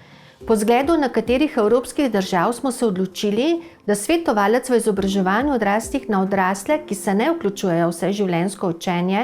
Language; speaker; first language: Slovenian; native; Slovenian